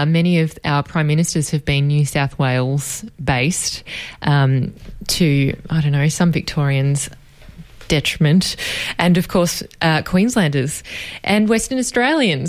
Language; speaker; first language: English; native; English